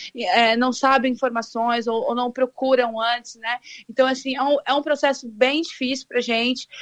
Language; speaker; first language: Portuguese; native; Portuguese